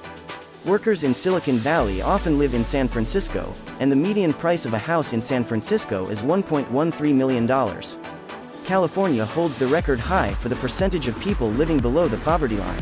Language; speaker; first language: English; non-native, learner; French